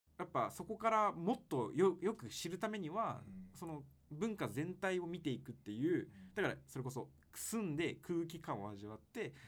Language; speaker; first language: Japanese; native; Japanese